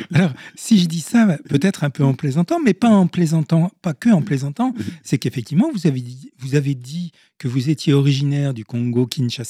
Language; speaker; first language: French; native; French